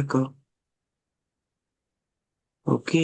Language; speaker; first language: French; native; French